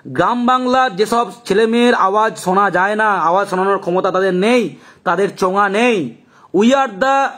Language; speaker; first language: Bangla; native; Bangla